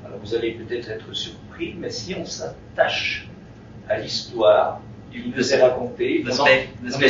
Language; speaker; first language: French; native; French